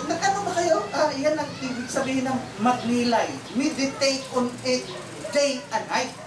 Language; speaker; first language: Filipino; non-native, local second language; Cebuano